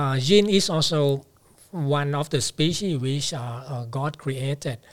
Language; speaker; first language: English; non-native, fluent; Thai